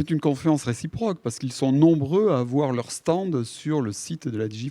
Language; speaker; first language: French; native; French